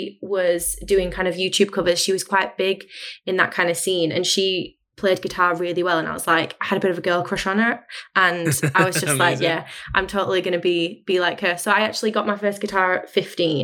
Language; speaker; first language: English; native; English